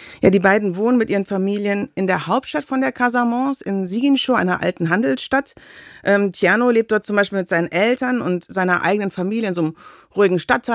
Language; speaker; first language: German; native; German